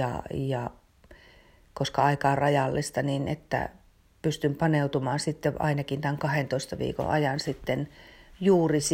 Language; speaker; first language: Finnish; native; Finnish